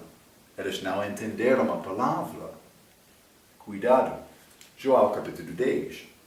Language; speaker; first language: Portuguese; non-native, fluent; English